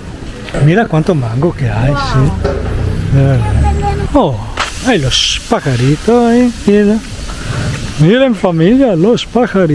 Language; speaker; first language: Spanish; non-native, fluent; Italian